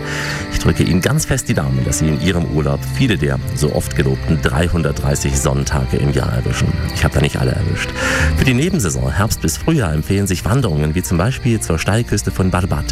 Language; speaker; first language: German; native; German